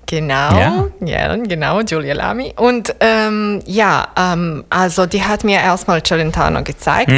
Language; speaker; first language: German; non-native, fluent; Serbian